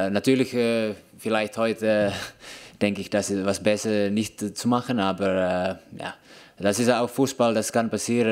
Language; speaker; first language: German; non-native, fluent; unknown